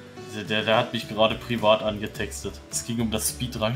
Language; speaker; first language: German; native; German